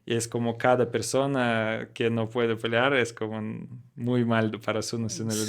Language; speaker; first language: Spanish; non-native, learner; Russian